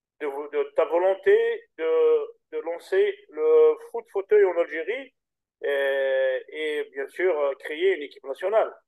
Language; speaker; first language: French; native; French